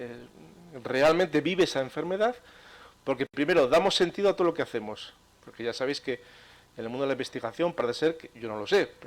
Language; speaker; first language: Spanish; native; Spanish